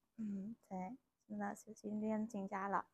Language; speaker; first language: Chinese; non-native, learner; Vietnamese